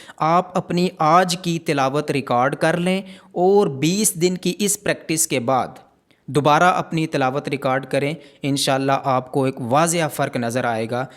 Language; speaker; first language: Urdu; native; Urdu